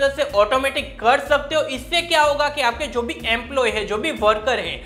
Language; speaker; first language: Hindi; non-native, local second language; Gujarati